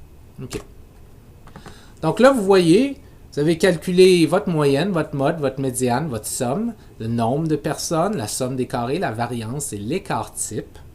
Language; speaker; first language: French; native; French